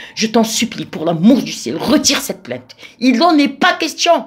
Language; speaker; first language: French; non-native, local second language; Arabic